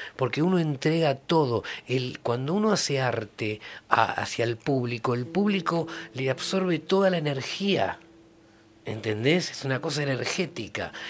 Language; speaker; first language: Spanish; native; Spanish